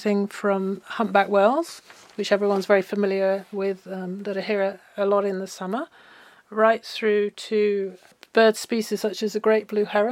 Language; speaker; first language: English; native; English